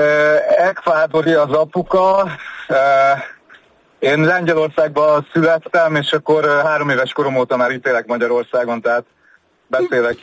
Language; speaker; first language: Hungarian; early bilingual, other home language; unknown